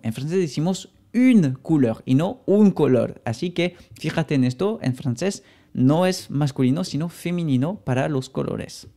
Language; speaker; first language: Spanish; non-native, fluent; French